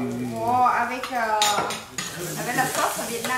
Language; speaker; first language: French; non-native, learner; Vietnamese